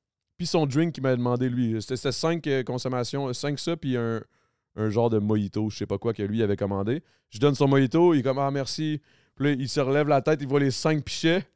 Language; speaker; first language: French; native; French